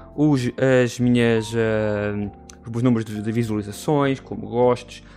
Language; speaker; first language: English; non-native, learner; Portuguese